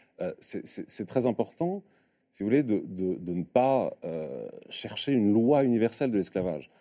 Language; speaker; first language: French; native; French